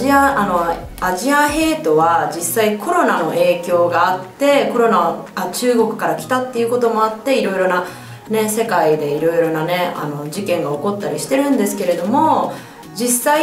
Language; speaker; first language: Japanese; early bilingual, heritage; Japanese